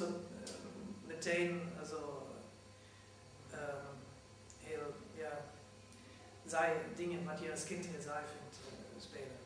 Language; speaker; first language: Dutch; non-native, fluent; German